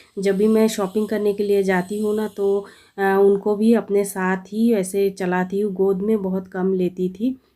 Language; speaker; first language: Hindi; non-native, local second language; Bangla